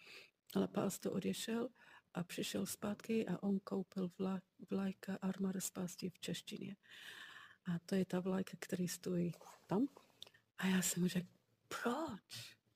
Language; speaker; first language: Czech; non-native, fluent; English